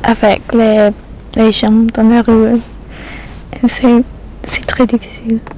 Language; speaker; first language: French; non-native, learner; English